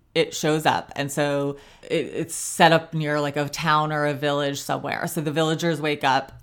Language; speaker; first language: English; native; English